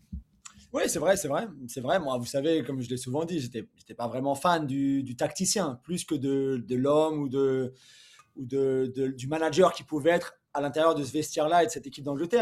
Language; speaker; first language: French; native; French